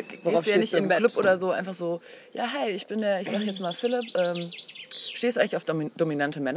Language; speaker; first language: German; native; German